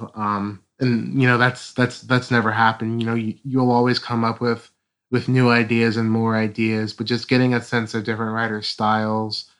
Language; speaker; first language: English; native; English